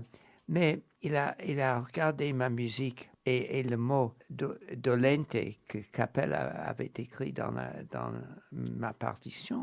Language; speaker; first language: French; non-native, fluent; English